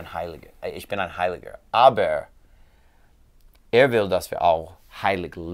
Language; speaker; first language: German; non-native, learner; English